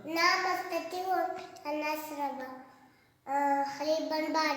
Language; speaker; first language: Arabic; non-native, learner; Urdu